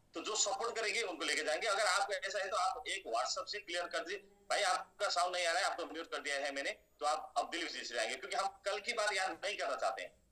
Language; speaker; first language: Hindi; native; Hindi